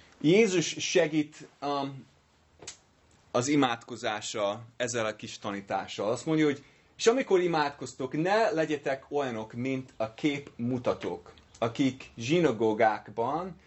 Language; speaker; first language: Hungarian; non-native, learner; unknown